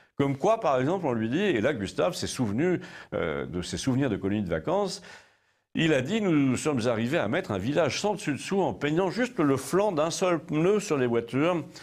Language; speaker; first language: French; native; French